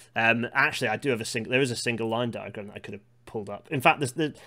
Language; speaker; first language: English; native; English